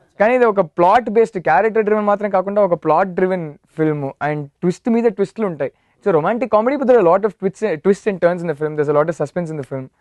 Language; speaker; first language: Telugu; non-native, fluent; Tamil